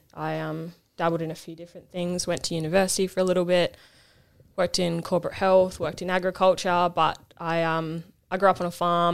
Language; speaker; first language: English; native; English